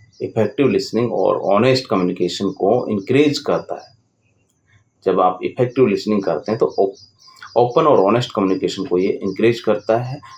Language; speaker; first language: Hindi; native; Hindi